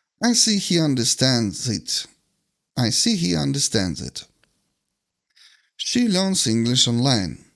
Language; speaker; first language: English; non-native, fluent; Ukrainian